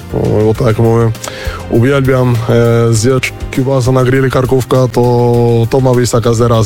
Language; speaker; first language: Polish; non-native, learner; Spanish